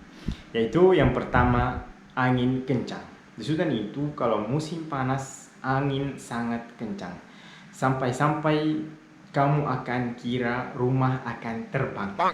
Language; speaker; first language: Indonesian; non-native, fluent; Arabic